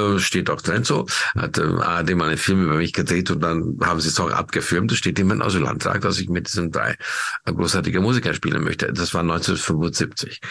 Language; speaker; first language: German; non-native, fluent; Hungarian